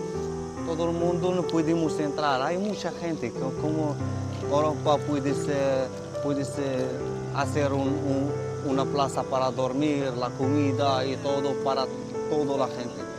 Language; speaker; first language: Spanish; non-native, learner; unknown